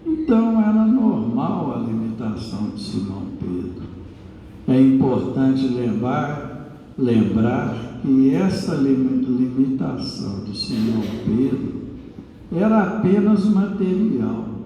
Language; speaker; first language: Portuguese; native; Portuguese